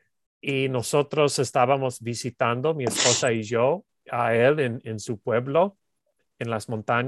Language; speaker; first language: Spanish; non-native, learner; English